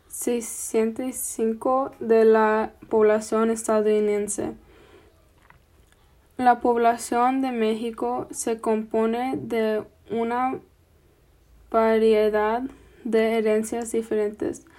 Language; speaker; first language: Spanish; non-native, fluent; English